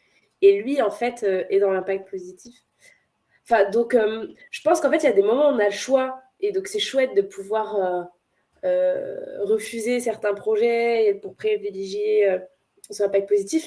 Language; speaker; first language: French; native; French